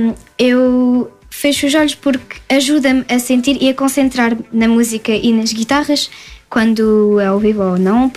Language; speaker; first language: Portuguese; early bilingual, heritage; French